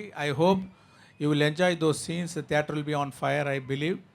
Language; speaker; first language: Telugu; non-native, fluent; Tamil